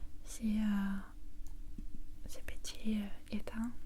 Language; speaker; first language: French; non-native, fluent; English